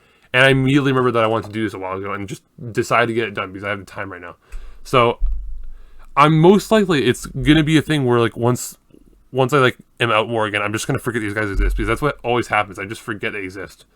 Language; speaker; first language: English; native; English